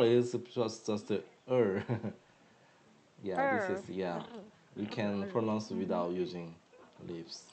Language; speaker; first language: English; non-native, learner; Korean